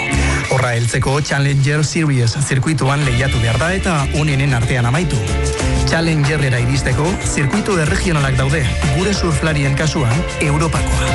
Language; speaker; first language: Basque; native; Basque